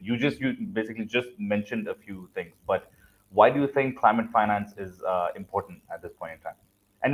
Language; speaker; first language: English; non-native, local second language; Urdu